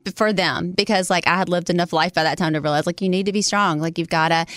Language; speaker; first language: English; native; English